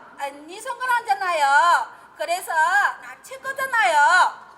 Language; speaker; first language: Korean; non-native, learner; Chinese